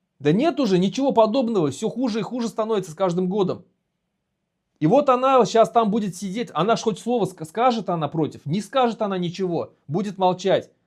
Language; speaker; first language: Russian; non-native, local second language; Bashkir